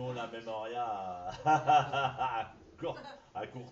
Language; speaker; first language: Spanish; non-native, fluent; French